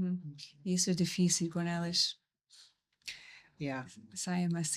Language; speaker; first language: Portuguese; non-native, learner; English